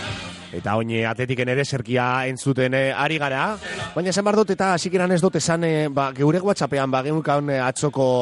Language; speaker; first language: Basque; native; Basque